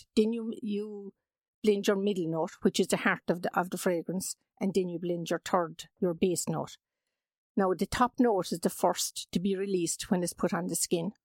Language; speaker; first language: English; native; English